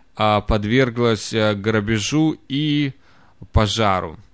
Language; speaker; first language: Russian; native; Russian